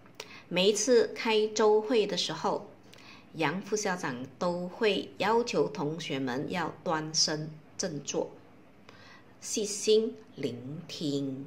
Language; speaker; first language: Chinese; native; Chinese